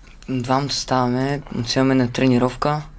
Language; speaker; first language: Bulgarian; early bilingual, heritage; Bulgarian